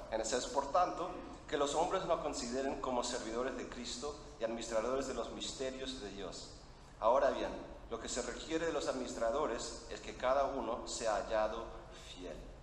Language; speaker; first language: Spanish; early bilingual, other home language; English